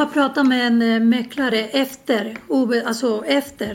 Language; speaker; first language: Swedish; non-native, fluent; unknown